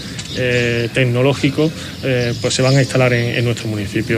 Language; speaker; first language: Spanish; native; Spanish